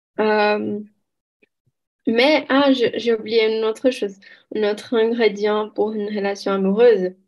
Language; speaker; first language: French; non-native, learner; Portuguese